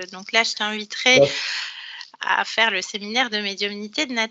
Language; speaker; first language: French; native; French